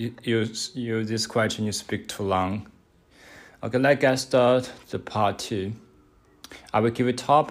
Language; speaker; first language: English; non-native, learner; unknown